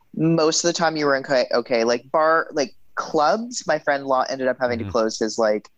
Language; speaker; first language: English; native; English